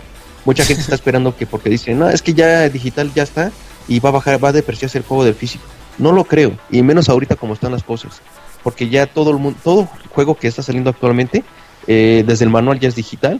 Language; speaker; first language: Spanish; native; Spanish